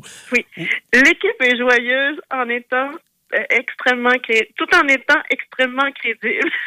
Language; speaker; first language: French; native; French